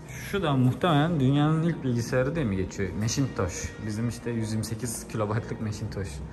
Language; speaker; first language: Turkish; native; Turkish